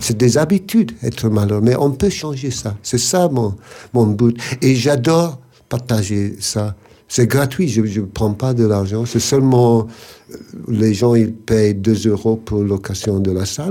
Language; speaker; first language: French; non-native, fluent; English